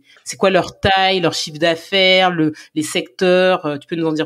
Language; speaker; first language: French; native; French